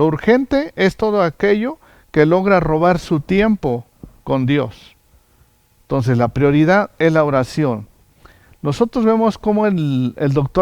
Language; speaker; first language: Spanish; native; Spanish